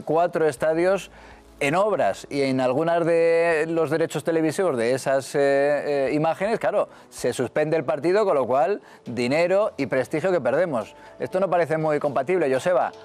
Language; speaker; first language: Spanish; native; Spanish